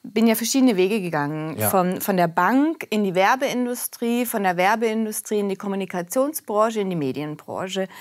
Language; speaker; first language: German; native; German